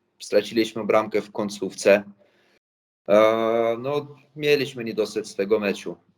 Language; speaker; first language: Polish; non-native, fluent; Latvian